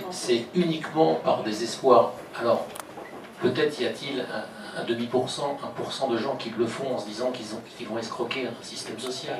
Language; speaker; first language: French; native; French